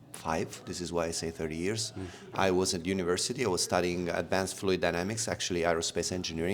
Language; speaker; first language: English; non-native, fluent; Italian